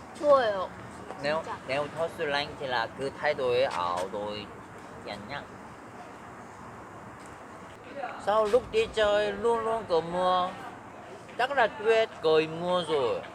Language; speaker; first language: Vietnamese; non-native, learner; Korean